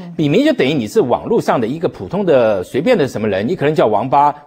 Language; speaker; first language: Chinese; native; Chinese